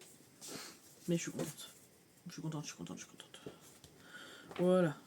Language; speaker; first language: French; native; French